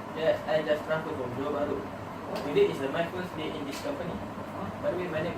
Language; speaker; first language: English; non-native, learner; Malay